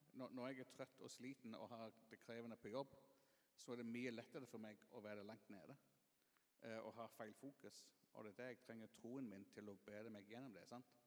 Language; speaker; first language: Norwegian; non-native, fluent; English